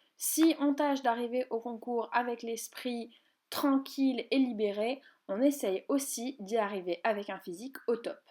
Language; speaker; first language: French; native; French